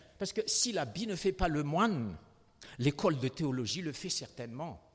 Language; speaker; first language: French; non-native, local second language; Malagasy